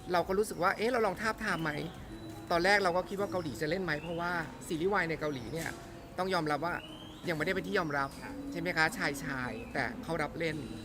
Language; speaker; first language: Thai; native; Thai